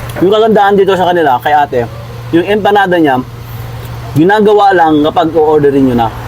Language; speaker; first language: Filipino; non-native, local second language; Iloko